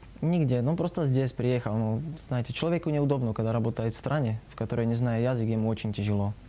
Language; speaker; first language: Russian; non-native, learner; Slovak